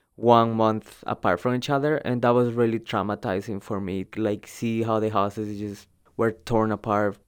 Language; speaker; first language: English; early bilingual, other home language; Spanish